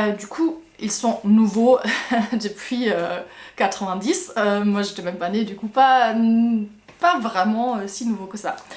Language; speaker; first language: French; non-native, fluent; German